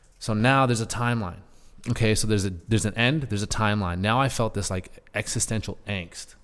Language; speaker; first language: English; native; English